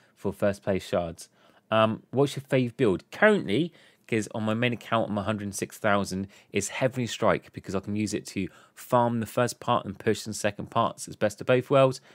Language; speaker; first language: English; native; English